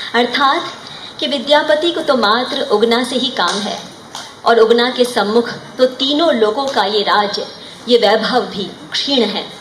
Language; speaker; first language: Hindi; non-native, local second language; Maithili